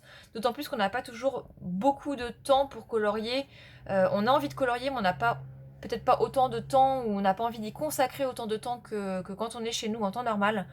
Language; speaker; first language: French; native; French